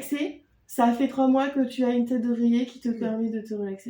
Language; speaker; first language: French; native; French